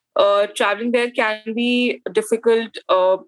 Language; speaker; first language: English; non-native, local second language; Hindi